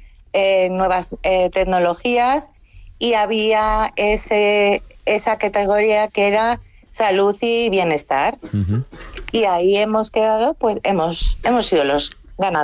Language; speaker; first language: Spanish; native; Spanish